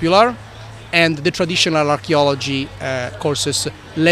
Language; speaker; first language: English; non-native, fluent; Italian